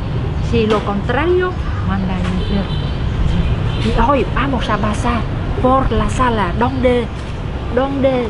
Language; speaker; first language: Spanish; non-native, learner; Vietnamese